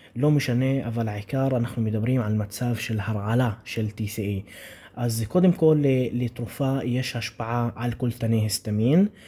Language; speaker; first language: Hebrew; non-native, local second language; Arabic